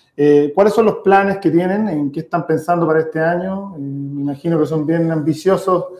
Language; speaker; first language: Spanish; native; Spanish